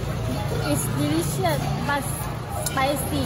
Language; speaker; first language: English; non-native, learner; Thai